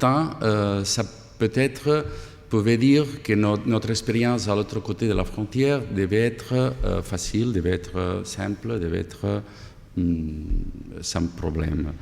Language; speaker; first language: French; non-native, fluent; Catalan